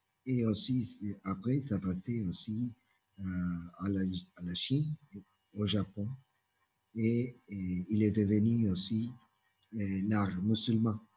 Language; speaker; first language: French; non-native, fluent; Spanish